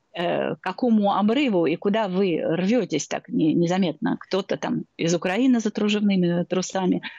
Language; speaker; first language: Russian; native; Russian